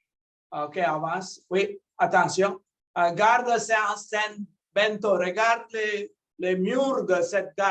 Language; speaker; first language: French; non-native, local second language; English